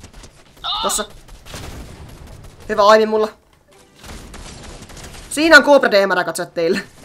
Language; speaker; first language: Finnish; native; Finnish